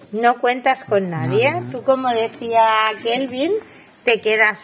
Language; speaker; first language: Spanish; native; Spanish